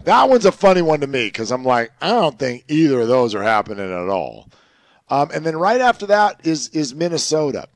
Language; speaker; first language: English; native; English